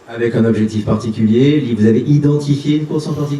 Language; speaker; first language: French; native; French